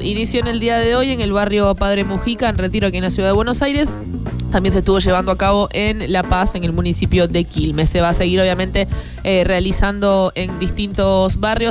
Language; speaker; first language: Spanish; native; Spanish